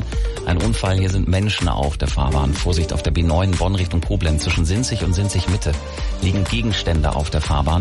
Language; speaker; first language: German; native; German